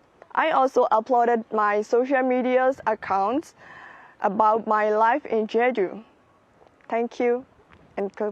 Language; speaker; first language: English; non-native, fluent; Burmese